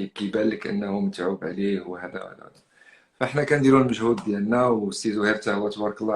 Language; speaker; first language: Arabic; native; Arabic